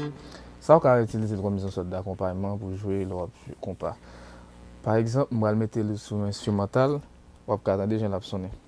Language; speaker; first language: French; non-native, learner; Haitian Creole